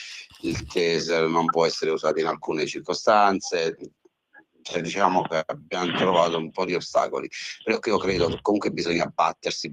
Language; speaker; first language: Italian; native; Italian